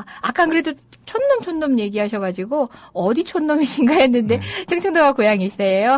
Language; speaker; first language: Korean; native; Korean